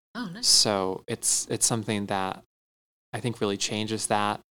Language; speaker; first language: English; native; English